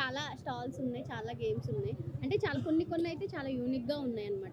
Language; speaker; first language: Telugu; native; Telugu